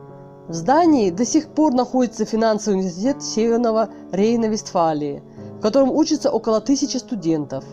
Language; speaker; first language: Russian; native; Russian